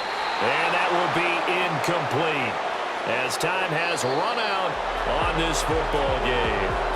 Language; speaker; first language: English; native; English